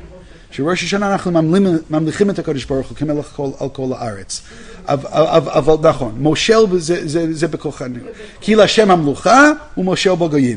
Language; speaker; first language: Hebrew; non-native, fluent; English